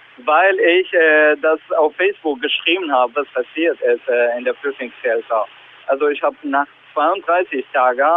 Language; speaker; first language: German; non-native, learner; Kurdish